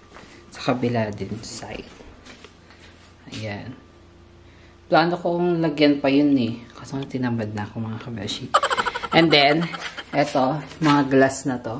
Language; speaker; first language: Filipino; native; Filipino